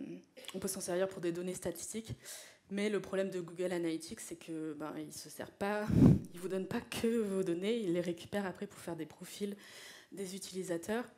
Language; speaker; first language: French; native; French